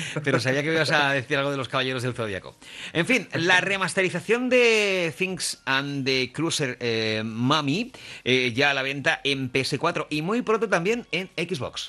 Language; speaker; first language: Spanish; native; Spanish